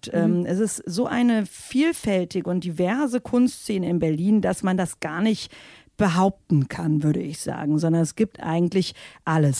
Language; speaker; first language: German; native; German